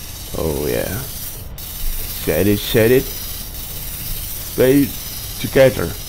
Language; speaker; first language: English; non-native, learner; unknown